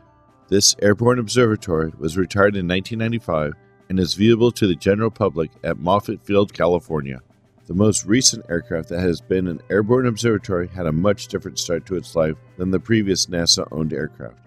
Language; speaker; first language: English; native; English